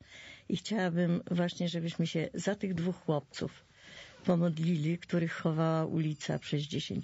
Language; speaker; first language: Polish; native; Polish